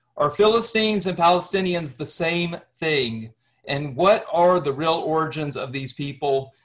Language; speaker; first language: English; native; English